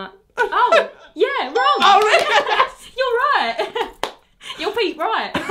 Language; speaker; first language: English; native; English